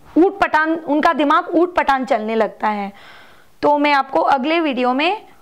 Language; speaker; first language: Hindi; non-native, local second language; Marathi